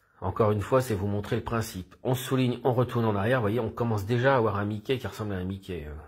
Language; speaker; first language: French; native; French